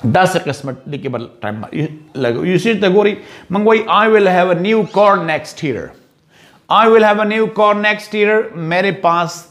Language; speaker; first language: English; non-native, local second language; Pashto